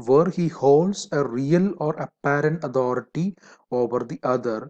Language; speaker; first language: English; non-native, local second language; Malayalam